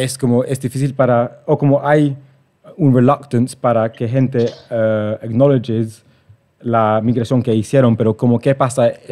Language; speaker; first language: Spanish; early bilingual, heritage; Spanish